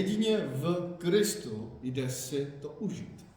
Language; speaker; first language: Czech; non-native, fluent; Korean